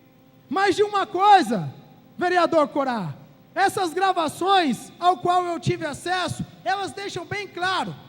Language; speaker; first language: Portuguese; native; Portuguese